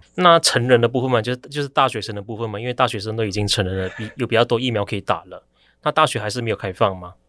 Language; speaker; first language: Chinese; native; Chinese